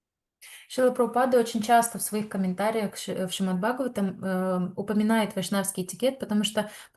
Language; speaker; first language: Russian; native; Russian